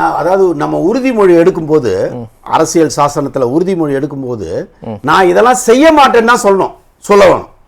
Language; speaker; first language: Tamil; native; Tamil